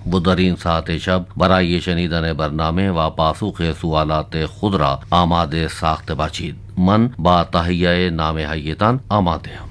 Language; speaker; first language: Persian; non-native, fluent; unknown